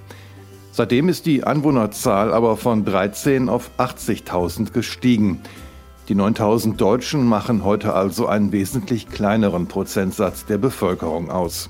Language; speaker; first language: German; native; German